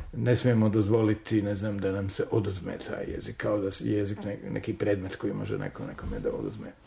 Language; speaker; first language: Serbian; native; Serbian